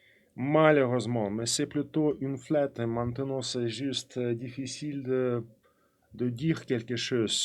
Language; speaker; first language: French; non-native, fluent; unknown